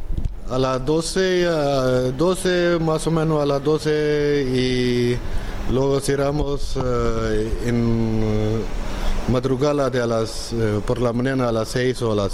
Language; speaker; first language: Spanish; non-native, learner; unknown